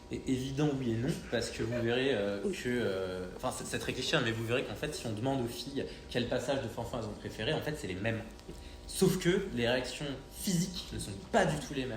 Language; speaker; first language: French; native; French